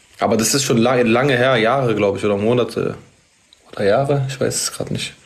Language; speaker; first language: German; early bilingual, other home language; Arabic